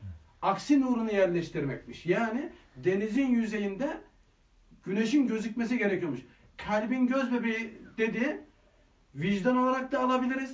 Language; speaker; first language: Turkish; native; Turkish